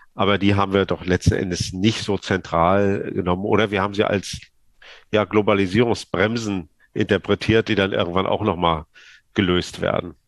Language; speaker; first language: German; native; German